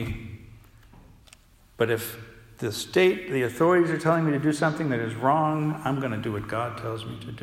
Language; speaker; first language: English; native; English